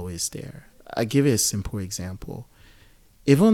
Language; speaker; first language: English; non-native, local second language; Yoruba